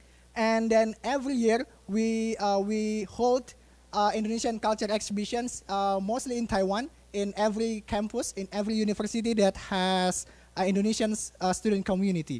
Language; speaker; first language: English; non-native, fluent; Indonesian